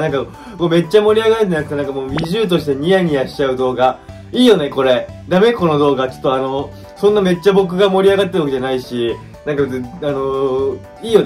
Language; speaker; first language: Japanese; native; Japanese